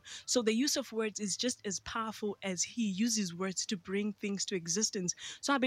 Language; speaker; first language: English; non-native, local second language; Xhosa